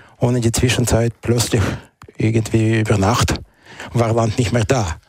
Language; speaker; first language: German; non-native, fluent; Russian